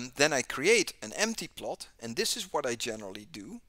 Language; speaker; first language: English; non-native, fluent; Dutch